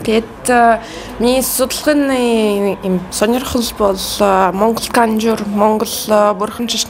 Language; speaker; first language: Mongolian; non-native, fluent; Russian